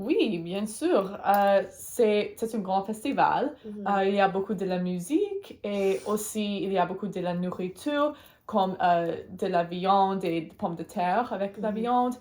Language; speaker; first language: French; non-native, learner; Swedish